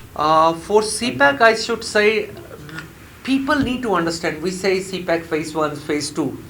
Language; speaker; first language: English; non-native, local second language; Urdu